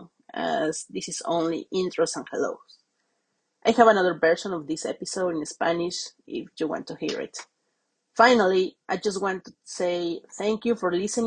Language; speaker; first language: English; non-native, fluent; Spanish